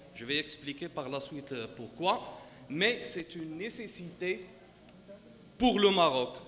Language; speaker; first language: French; non-native, local second language; Arabic